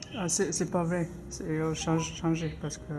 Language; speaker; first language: French; non-native, learner; English